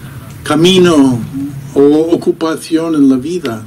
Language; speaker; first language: Spanish; non-native, fluent; English